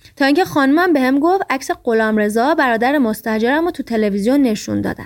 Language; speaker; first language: Persian; native; Persian